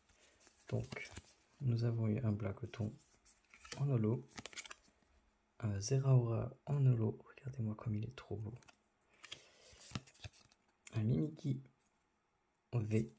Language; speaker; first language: French; native; French